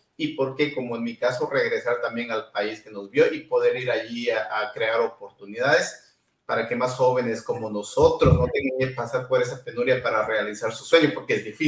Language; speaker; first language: Spanish; non-native, local second language; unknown